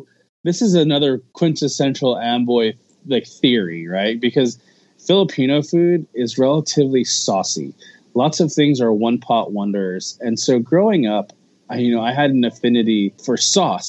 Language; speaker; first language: English; early bilingual, other home language; Filipino